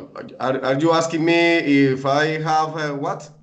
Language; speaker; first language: English; non-native, learner; Spanish